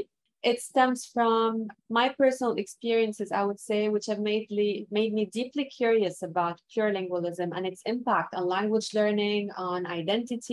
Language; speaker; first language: English; non-native, fluent; Arabic